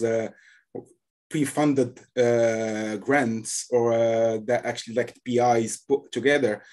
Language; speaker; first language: English; non-native, fluent; Arabic